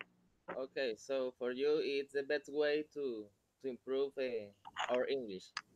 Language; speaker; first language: English; non-native, fluent; Spanish